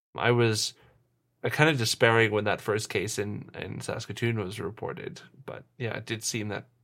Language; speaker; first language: English; native; English